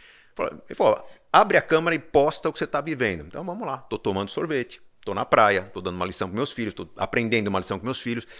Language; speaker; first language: Portuguese; native; Portuguese